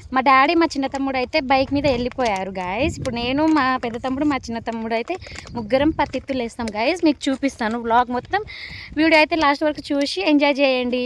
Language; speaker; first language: Telugu; non-native, local second language; Lambadi